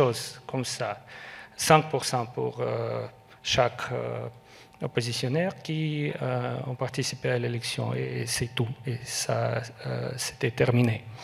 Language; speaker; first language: French; non-native, learner; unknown